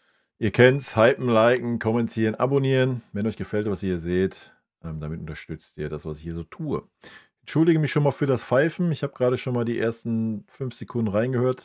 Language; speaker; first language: German; native; German